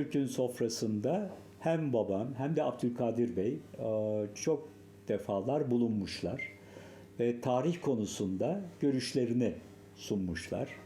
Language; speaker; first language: Turkish; native; Turkish